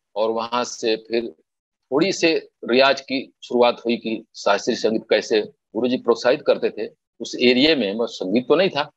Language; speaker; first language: Hindi; native; Hindi